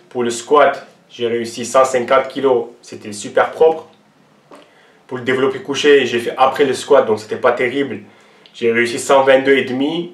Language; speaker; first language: French; non-native, local second language; Armenian